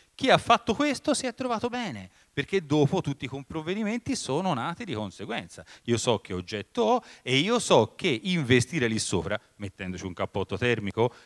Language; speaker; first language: Italian; native; Italian